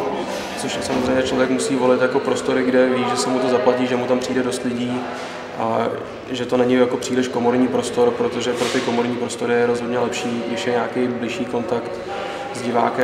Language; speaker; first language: Czech; native; Czech